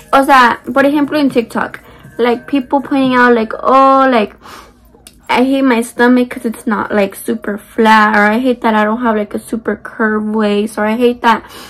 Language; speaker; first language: English; early bilingual, other home language; Spanish